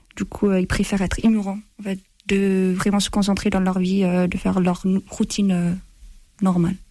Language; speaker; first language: French; non-native, fluent; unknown